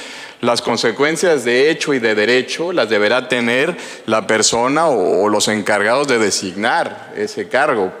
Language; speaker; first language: Spanish; native; Spanish